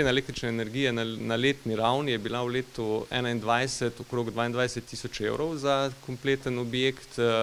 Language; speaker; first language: Slovenian; native; Slovenian